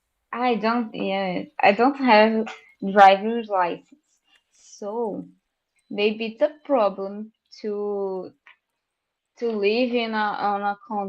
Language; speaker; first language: English; non-native, learner; Portuguese